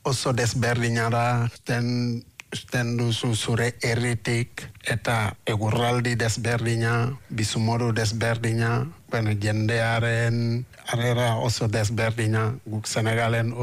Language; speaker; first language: Basque; non-native, fluent; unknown